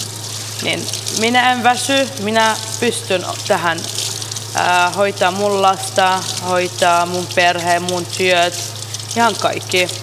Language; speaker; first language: Finnish; non-native, fluent; Arabic